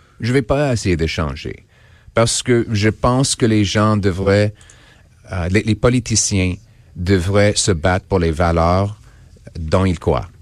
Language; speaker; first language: French; non-native, local second language; English